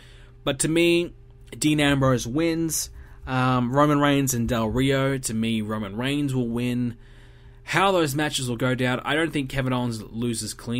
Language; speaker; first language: English; native; English